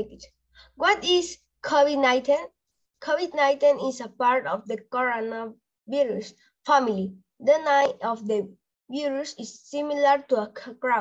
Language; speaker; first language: English; non-native, learner; Spanish